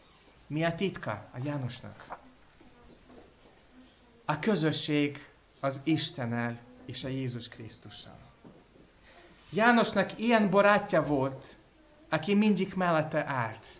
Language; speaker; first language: Hungarian; non-native, fluent; English